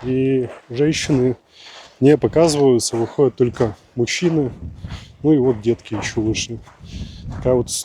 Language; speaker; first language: Russian; native; Russian